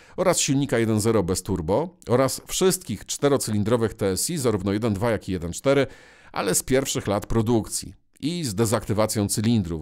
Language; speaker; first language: Polish; native; Polish